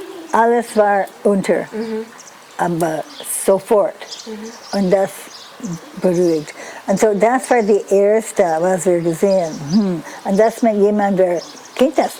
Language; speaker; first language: German; non-native, learner; English